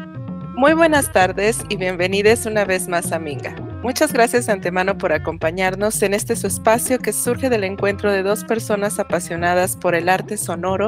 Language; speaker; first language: Spanish; native; Spanish